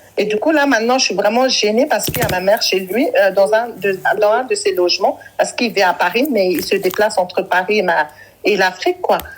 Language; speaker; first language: French; early bilingual, other home language; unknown